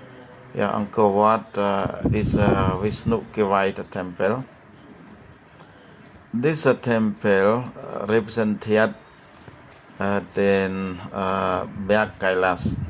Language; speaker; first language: German; non-native, learner; Khmer